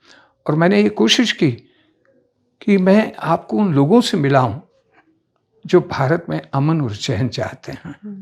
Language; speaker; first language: Hindi; native; Hindi